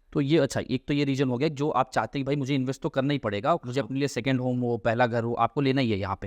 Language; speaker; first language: Hindi; native; Hindi